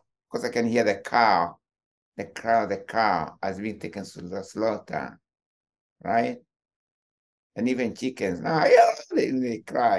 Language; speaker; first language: English; non-native, local second language; Kikuyu